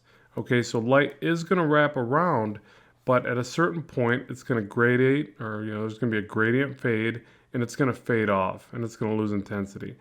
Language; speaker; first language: English; native; English